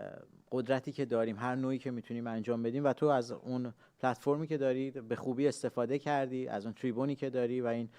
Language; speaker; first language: Persian; native; Persian